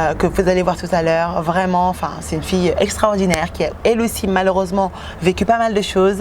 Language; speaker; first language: French; native; French